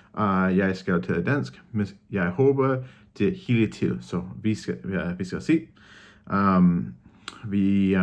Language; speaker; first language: Danish; non-native, learner; English